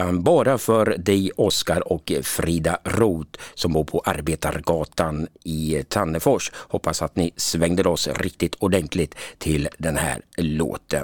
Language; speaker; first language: Swedish; native; Swedish